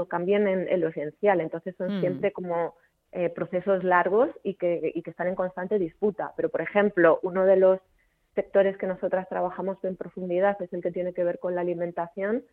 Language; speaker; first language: Spanish; native; Spanish